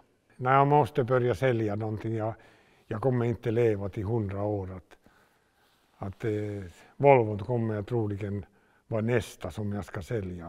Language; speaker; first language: Swedish; non-native, local second language; Finnish